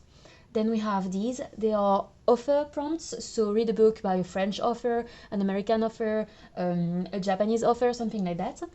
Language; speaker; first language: English; non-native, fluent; French